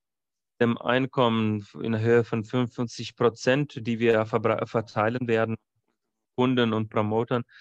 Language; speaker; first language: German; non-native, fluent; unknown